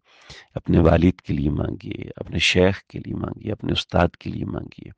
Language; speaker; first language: Urdu; native; Urdu